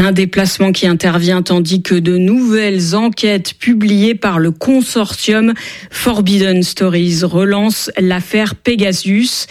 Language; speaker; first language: French; native; French